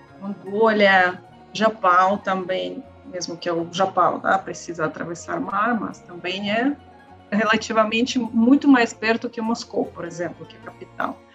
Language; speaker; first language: Portuguese; non-native, learner; Russian